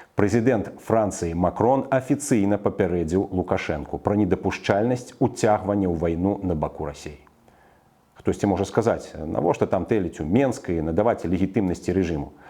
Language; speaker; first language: Belarusian; native; Belarusian